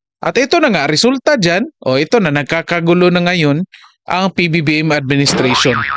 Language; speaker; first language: Filipino; non-native, local second language; Cebuano